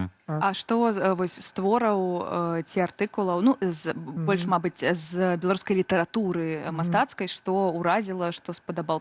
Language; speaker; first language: Belarusian; native; Belarusian